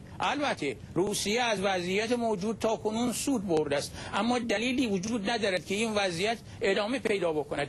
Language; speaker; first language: Persian; native; Persian